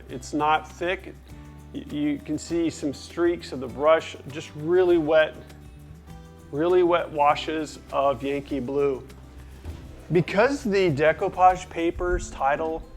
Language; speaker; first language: English; native; English